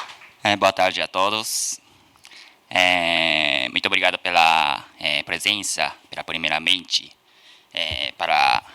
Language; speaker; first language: Portuguese; non-native, fluent; Japanese